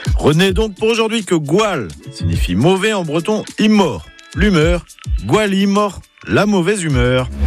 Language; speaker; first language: French; native; French